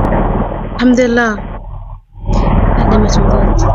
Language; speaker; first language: Arabic; non-native, learner; Oromo